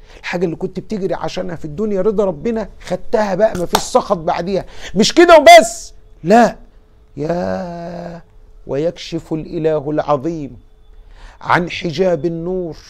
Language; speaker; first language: Arabic; native; Arabic